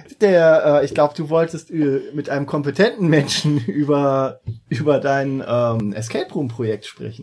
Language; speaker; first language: German; native; German